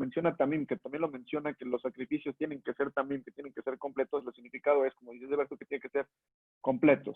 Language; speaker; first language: Spanish; native; Spanish